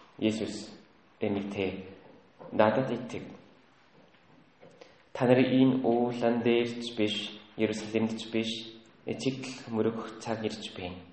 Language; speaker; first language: Mongolian; native; Mongolian